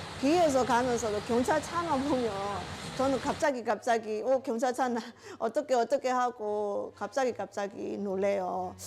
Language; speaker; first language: Korean; non-native, learner; Burmese